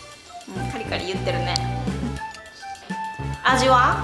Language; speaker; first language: Japanese; native; Japanese